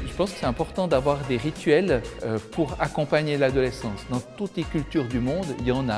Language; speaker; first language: French; native; French